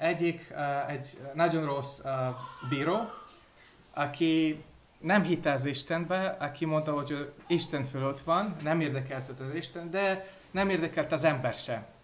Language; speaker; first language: Hungarian; non-native, learner; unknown